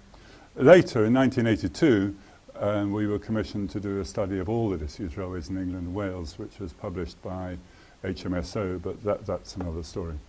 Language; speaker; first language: English; native; English